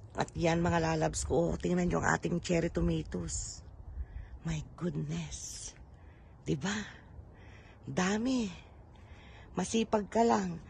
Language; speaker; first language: Filipino; non-native, local second language; Iloko